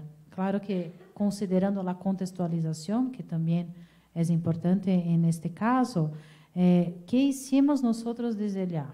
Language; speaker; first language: Spanish; non-native, fluent; Portuguese